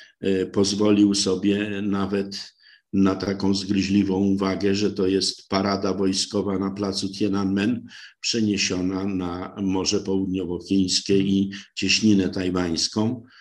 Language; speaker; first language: Polish; native; Polish